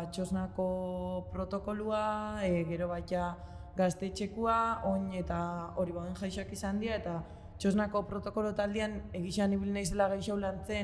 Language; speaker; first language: Basque; native; Basque